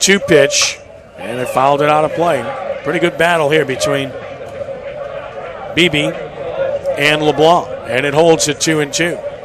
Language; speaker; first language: English; native; English